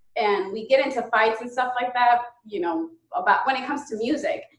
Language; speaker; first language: English; early bilingual, other home language; Spanish